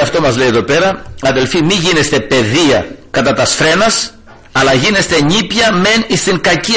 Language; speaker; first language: Greek; native; Greek